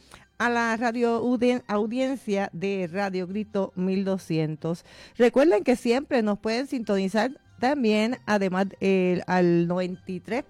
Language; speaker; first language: Spanish; native; Spanish